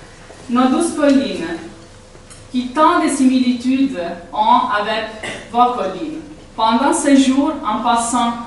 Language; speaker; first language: French; non-native, fluent; Italian